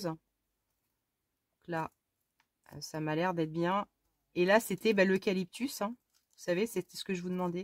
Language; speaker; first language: French; native; French